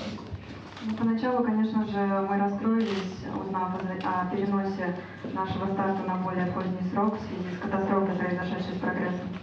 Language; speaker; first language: Russian; native; Russian